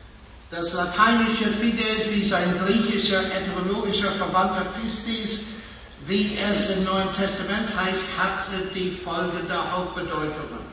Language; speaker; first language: German; non-native, fluent; English